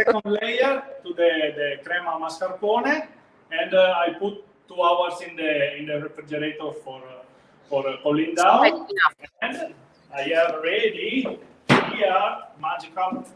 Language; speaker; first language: English; non-native, learner; Italian